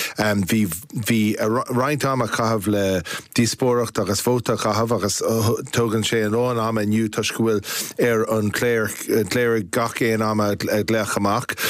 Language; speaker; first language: Irish; non-native, local second language; English